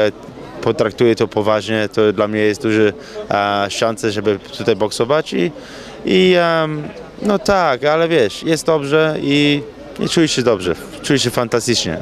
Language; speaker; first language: Polish; early bilingual, heritage; Polish